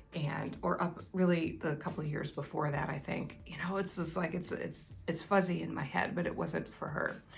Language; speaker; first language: English; native; English